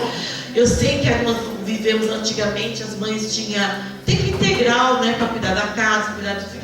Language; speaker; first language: Portuguese; native; Portuguese